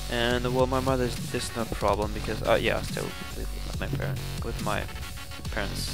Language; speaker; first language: English; non-native, fluent; Swedish